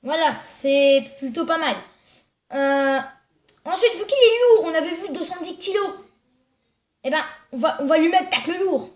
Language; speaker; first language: French; native; French